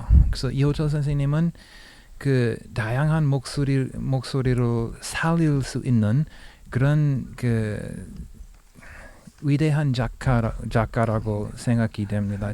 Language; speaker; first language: Korean; non-native, fluent; English